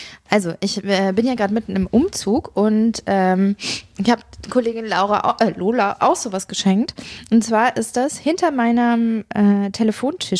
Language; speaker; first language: German; native; German